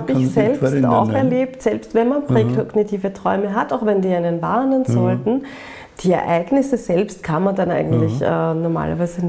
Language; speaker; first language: German; native; German